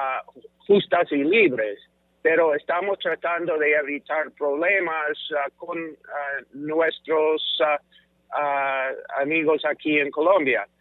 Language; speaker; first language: Spanish; non-native, fluent; English